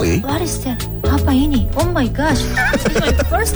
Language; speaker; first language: English; non-native, learner; Korean